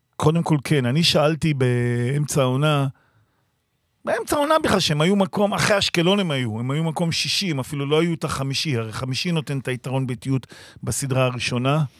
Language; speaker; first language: Hebrew; native; Hebrew